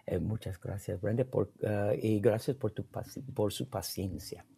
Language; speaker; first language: Spanish; non-native, learner; English